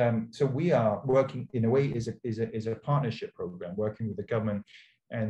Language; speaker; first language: English; non-native, local second language; Cantonese